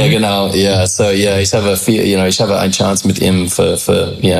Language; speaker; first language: German; non-native, learner; English